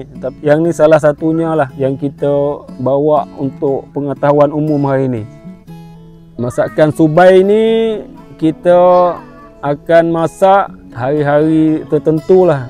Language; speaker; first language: Malay; non-native, local second language; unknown